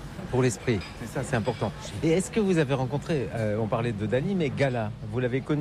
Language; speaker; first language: French; native; French